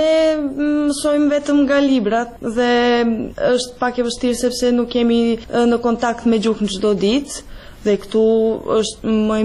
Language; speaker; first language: Albanian; non-native, fluent; Serbian